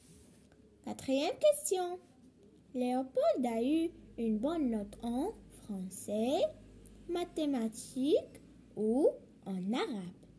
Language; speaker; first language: French; non-native, local second language; Arabic